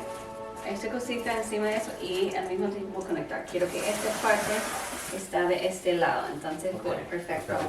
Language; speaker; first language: Spanish; non-native, learner; English